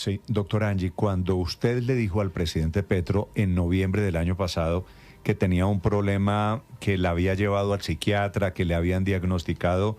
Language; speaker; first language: Spanish; native; Spanish